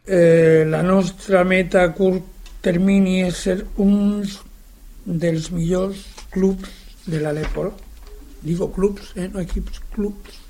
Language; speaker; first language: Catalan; non-native, local second language; Spanish